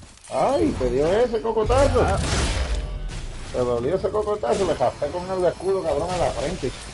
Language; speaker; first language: Spanish; native; Spanish